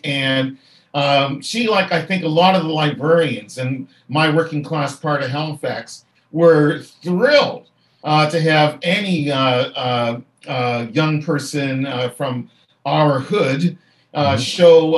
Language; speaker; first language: English; native; English